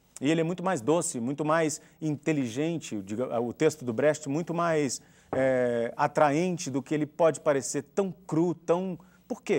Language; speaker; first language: Portuguese; native; Portuguese